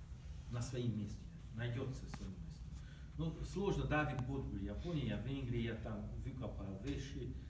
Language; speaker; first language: Russian; non-native, learner; Hungarian